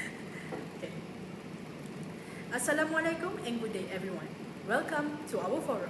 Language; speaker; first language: English; non-native, local second language; Malay